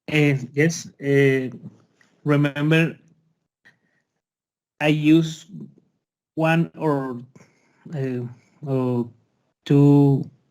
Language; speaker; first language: English; non-native, learner; Spanish